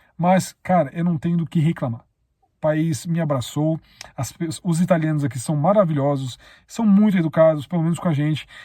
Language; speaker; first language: Portuguese; native; Portuguese